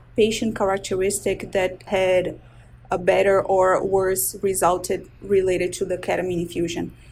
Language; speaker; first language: English; non-native, fluent; Portuguese